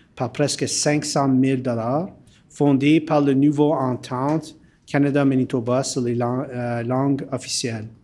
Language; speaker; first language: French; early bilingual, heritage; French